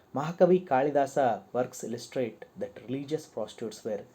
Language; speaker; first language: English; non-native, local second language; Kannada